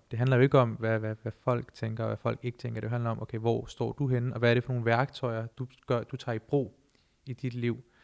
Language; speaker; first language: Danish; early bilingual, other home language; Punjabi